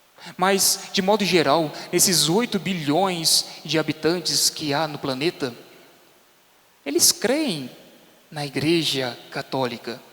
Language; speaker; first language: Portuguese; native; Portuguese